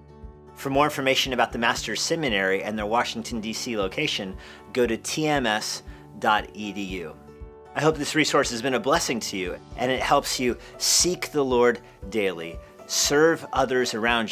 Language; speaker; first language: English; native; English